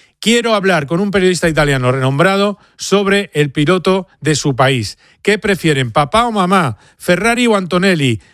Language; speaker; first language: Spanish; native; Spanish